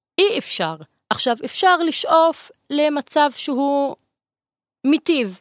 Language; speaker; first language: Hebrew; non-native, local second language; Arabic